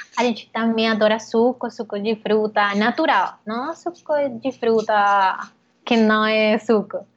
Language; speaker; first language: Portuguese; non-native, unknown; Spanish